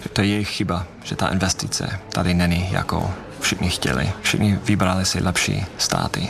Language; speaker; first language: Czech; non-native, fluent; English